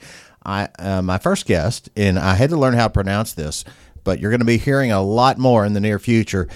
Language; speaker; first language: English; native; English